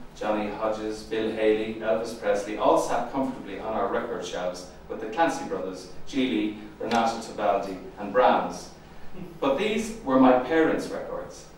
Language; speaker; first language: English; native; English